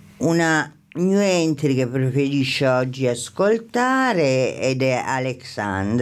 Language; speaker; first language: Italian; native; Italian